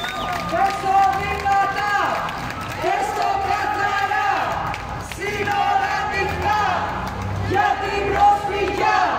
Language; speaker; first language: Greek; native; Greek